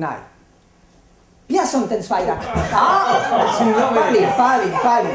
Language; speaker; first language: Greek; non-native, fluent; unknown